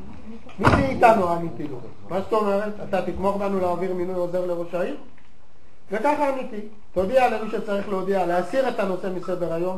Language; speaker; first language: Hebrew; native; Hebrew